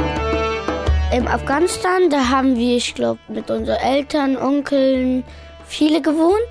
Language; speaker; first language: German; early bilingual, other home language; Pashto